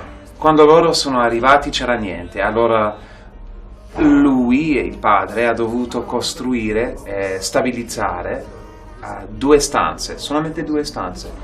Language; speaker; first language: Italian; non-native, fluent; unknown